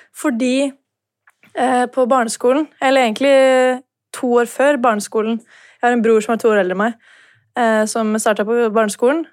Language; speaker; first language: Norwegian; native; Norwegian